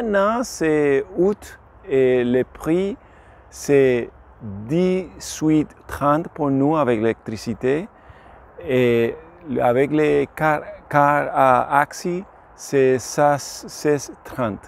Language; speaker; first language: French; non-native, learner; English